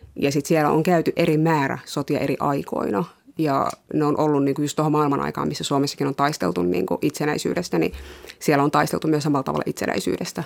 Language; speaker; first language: Finnish; early bilingual, other home language; Somali